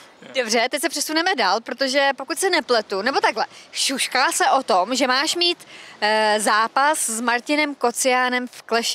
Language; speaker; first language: Czech; native; Czech